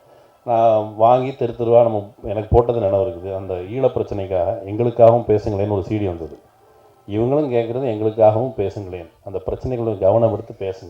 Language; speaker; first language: Tamil; native; Tamil